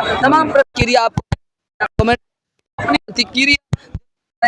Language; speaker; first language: Hindi; native; Hindi